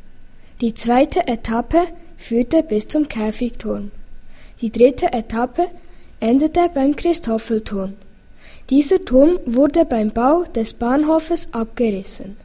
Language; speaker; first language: German; native; German